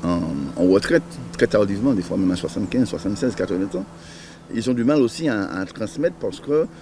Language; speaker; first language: French; native; French